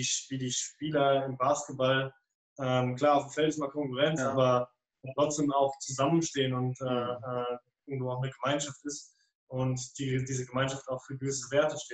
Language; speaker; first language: German; native; German